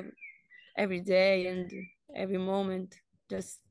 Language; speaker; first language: English; non-native, learner; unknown